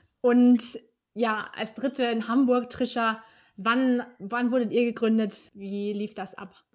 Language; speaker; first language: German; native; German